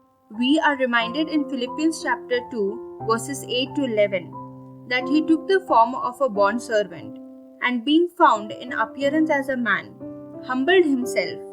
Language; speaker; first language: English; non-native, local second language; Malayalam